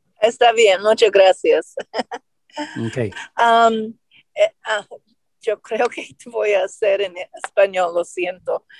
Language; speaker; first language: Spanish; non-native, learner; English